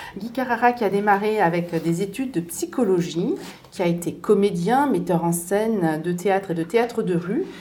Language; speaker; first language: French; native; French